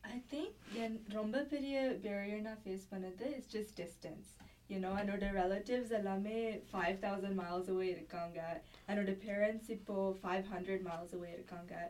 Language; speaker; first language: Tamil; early bilingual, heritage; Tamil